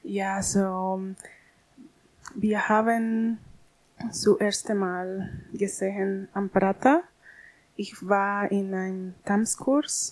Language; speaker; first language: German; non-native, learner; Spanish